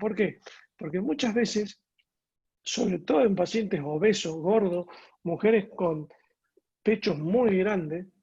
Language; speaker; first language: Spanish; native; Spanish